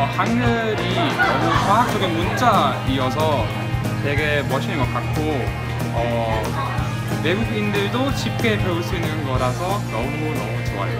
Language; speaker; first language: Korean; non-native, fluent; German